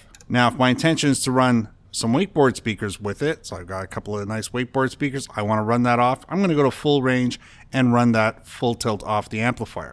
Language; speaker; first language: English; native; English